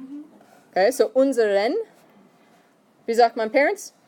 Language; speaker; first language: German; non-native, fluent; English